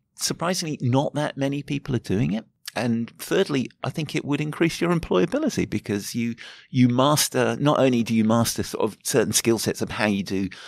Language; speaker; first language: English; native; English